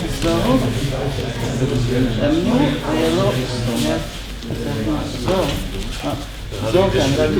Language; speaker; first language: Dutch; non-native, learner; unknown